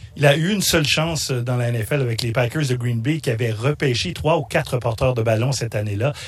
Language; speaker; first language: French; native; French